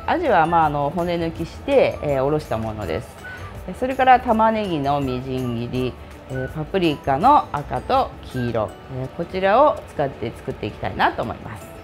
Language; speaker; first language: Japanese; native; Japanese